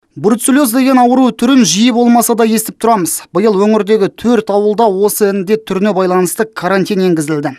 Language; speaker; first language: Kazakh; native; Kazakh